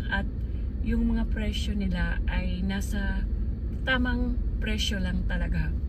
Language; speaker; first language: Filipino; native; Filipino